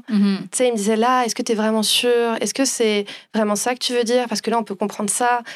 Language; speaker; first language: French; native; French